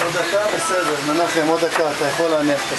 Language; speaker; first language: Hebrew; native; Hebrew